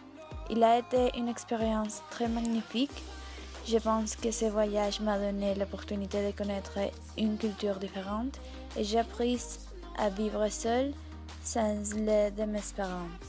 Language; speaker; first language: French; non-native, learner; Spanish